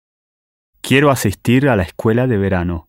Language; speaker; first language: Spanish; non-native, learner; English